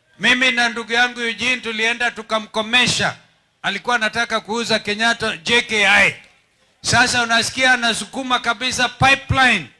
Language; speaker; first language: Swahili; non-native, local second language; Kamba